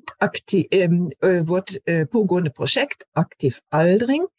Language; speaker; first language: Norwegian; non-native, fluent; German